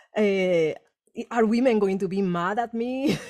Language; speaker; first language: English; non-native, fluent; Spanish